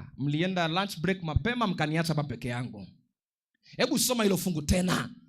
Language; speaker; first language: Swahili; non-native, local second language; Luo (Kenya and Tanzania)